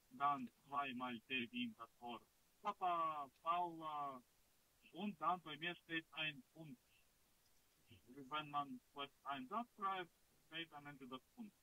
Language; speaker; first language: German; non-native, learner; Russian